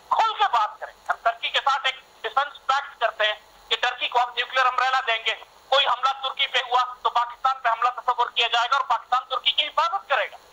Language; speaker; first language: Urdu; native; Urdu